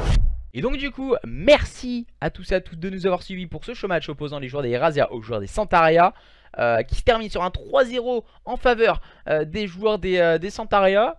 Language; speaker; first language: French; native; French